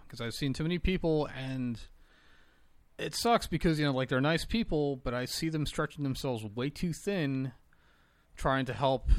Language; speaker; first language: English; native; English